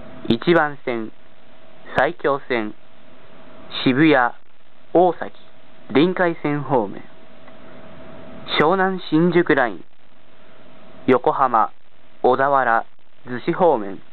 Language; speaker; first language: Japanese; native; Japanese